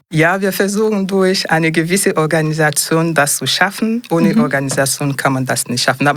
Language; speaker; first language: German; non-native, fluent; French